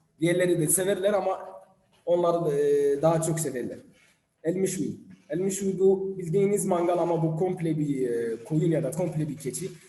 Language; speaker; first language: Turkish; non-native, learner; Arabic